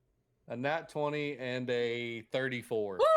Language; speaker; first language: English; native; English